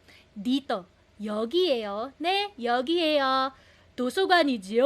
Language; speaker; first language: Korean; non-native, fluent; Filipino